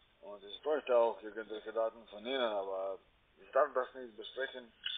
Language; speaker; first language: German; non-native, fluent; Russian